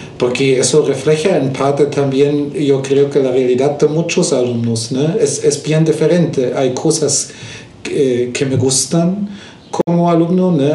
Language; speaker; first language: Spanish; non-native, fluent; German